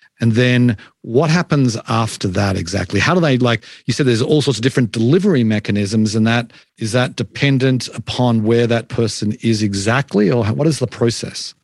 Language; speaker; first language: English; native; English